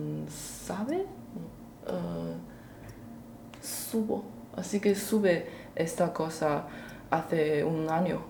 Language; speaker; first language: Spanish; non-native, learner; Chinese